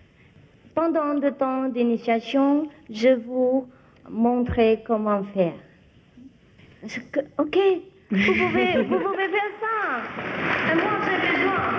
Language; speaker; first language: French; non-native, fluent; Vietnamese